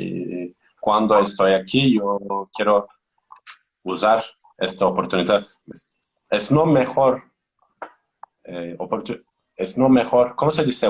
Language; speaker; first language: Spanish; non-native, learner; Turkish